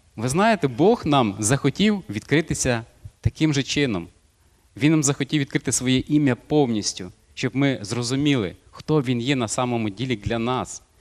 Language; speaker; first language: Ukrainian; non-native, local second language; Russian